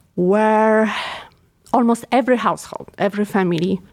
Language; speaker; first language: English; non-native, fluent; Polish